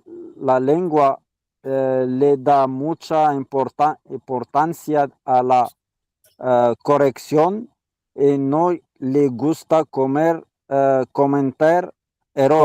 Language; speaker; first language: Spanish; non-native, learner; Arabic